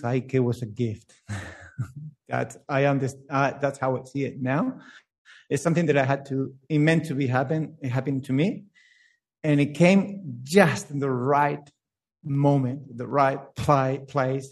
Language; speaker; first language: English; non-native, fluent; Spanish